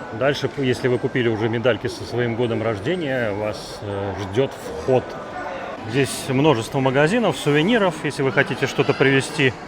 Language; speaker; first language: Russian; native; Russian